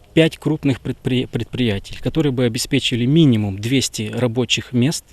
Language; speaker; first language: Russian; non-native, local second language; Ukrainian